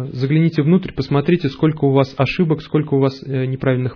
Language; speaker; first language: Russian; native; Russian